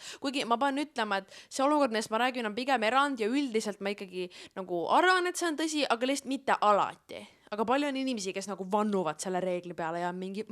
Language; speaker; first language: Estonian; native; Estonian